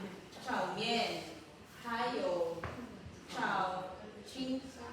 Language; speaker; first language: Chinese; non-native, learner; Filipino